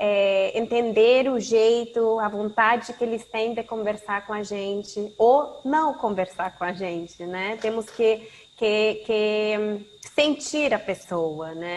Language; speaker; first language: Portuguese; non-native, fluent; Spanish